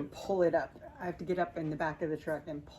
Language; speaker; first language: English; native; English